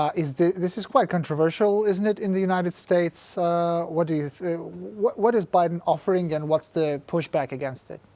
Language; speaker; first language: English; non-native, fluent; Lithuanian